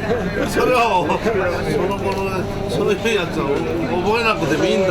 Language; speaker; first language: Japanese; non-native, fluent; Korean